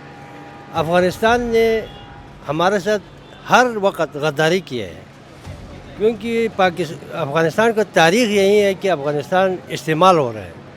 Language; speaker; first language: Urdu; non-native, local second language; Pashto